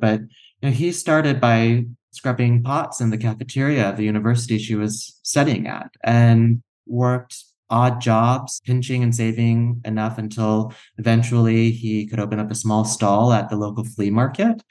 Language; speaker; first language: English; native; English